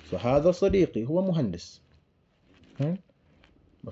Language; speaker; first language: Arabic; non-native, fluent; English